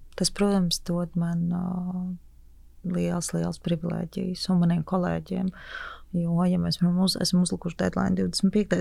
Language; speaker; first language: Latvian; native; Latvian